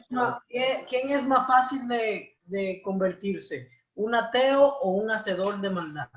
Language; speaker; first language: Spanish; native; Spanish